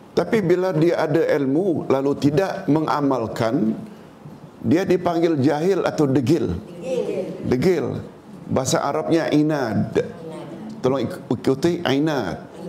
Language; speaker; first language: Malay; native; Malay